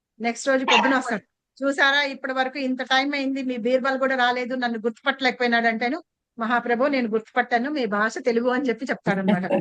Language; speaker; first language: Telugu; native; Telugu